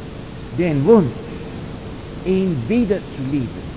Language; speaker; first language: German; non-native, fluent; English